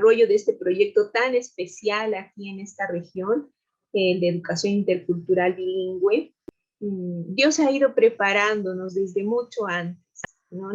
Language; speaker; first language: Spanish; native; Spanish